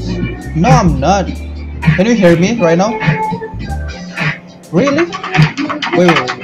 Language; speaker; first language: English; non-native, learner; Indonesian